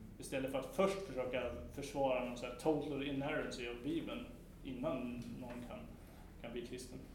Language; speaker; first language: Swedish; native; Swedish